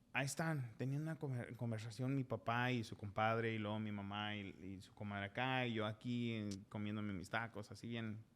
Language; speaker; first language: Spanish; early bilingual, other home language; English